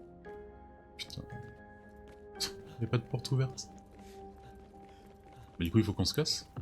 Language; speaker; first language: French; native; French